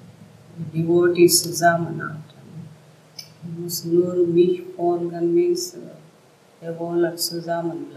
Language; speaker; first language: German; non-native, learner; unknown